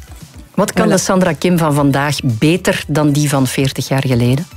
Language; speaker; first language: Dutch; native; Dutch